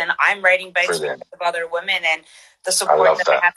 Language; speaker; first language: English; native; English